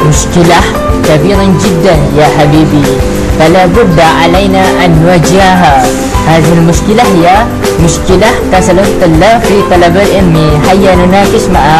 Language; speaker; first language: Arabic; non-native, learner; Malay